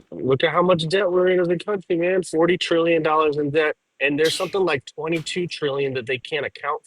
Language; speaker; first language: English; native; English